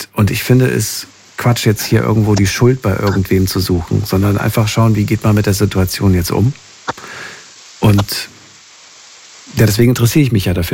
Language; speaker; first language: German; native; German